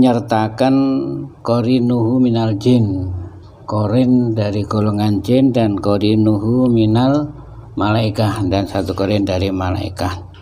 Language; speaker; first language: Indonesian; native; Indonesian